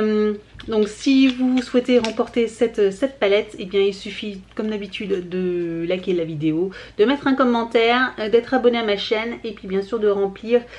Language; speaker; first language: French; native; French